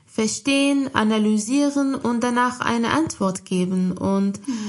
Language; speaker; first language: German; non-native, fluent; Arabic